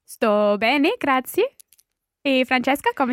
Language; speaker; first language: Italian; non-native, learner; English